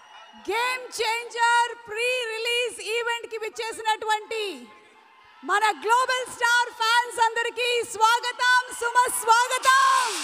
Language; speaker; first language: Telugu; native; Telugu